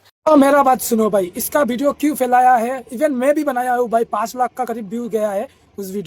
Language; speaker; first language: Hindi; non-native, local second language; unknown